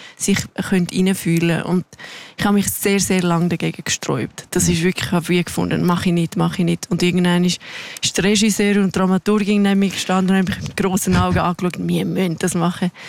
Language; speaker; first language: German; non-native, local second language; Romansh